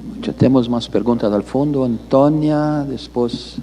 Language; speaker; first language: Spanish; non-native, learner; Portuguese